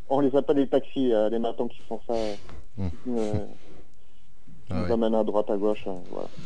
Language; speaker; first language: French; native; French